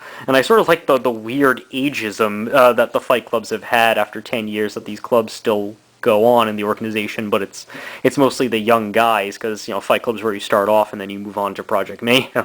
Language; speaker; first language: English; native; English